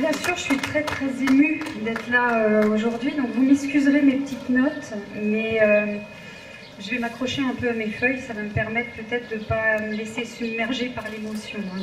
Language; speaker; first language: French; native; French